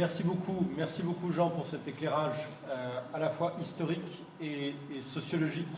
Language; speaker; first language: French; native; French